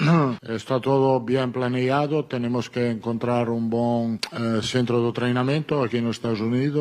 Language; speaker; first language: Portuguese; non-native, learner; Italian